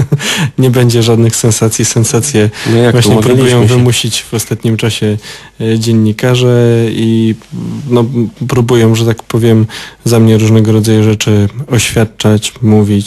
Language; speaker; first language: Polish; native; Polish